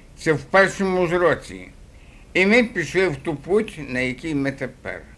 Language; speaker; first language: Ukrainian; native; Ukrainian